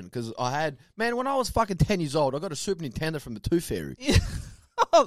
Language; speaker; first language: English; native; English